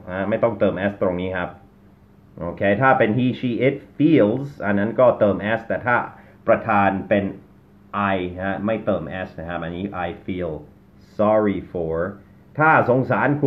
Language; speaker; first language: Thai; non-native, fluent; English